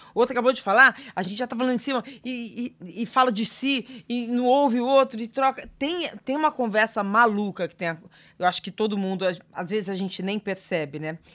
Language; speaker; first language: Portuguese; native; Portuguese